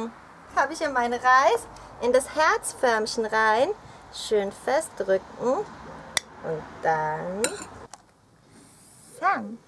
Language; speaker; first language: German; early bilingual, other home language; Thai